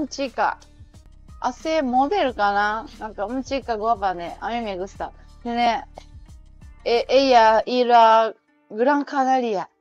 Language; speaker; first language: Spanish; non-native, learner; Japanese